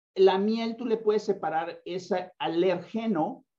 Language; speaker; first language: Spanish; native; Spanish